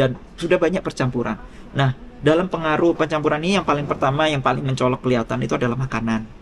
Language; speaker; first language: Indonesian; native; Indonesian